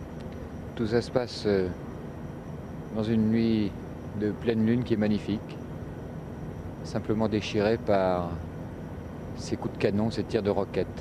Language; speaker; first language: French; native; French